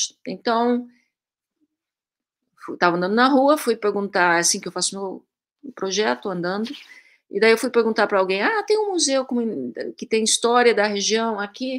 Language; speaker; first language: Portuguese; early bilingual, heritage; Portuguese